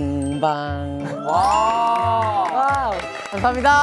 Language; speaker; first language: Korean; native; Korean